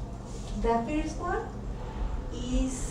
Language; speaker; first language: English; non-native, learner; Spanish